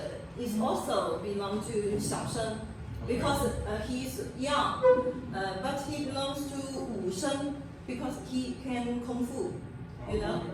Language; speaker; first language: English; non-native, learner; Chinese